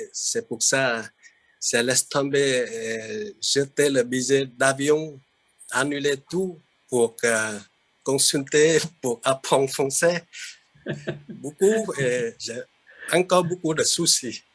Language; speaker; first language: French; non-native, fluent; Vietnamese